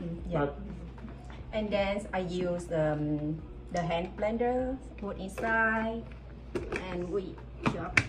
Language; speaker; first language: English; non-native, learner; Vietnamese